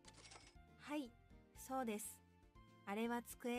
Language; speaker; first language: Japanese; non-native, learner; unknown